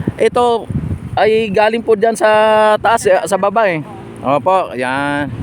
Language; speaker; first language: Filipino; non-native, local second language; Hiligaynon